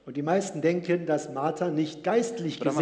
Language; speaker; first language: German; native; German